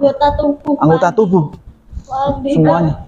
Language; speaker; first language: Indonesian; native; Indonesian